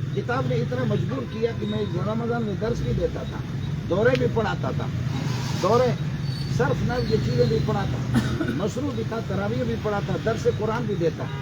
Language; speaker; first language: Urdu; non-native, fluent; Baluchi